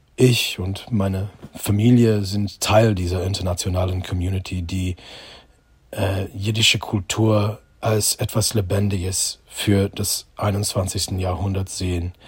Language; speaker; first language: German; non-native, fluent; English